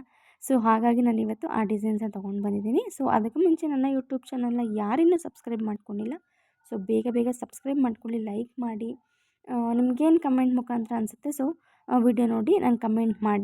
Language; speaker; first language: Kannada; native; Kannada